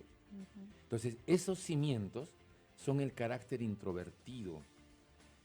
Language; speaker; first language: Spanish; native; Spanish